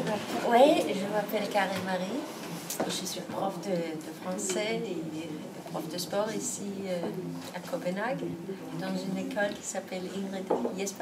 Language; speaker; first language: French; non-native, fluent; Danish